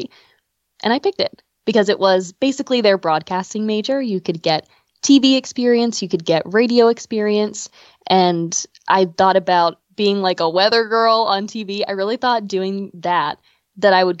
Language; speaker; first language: English; native; English